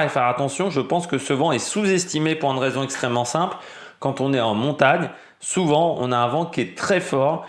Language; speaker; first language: French; native; French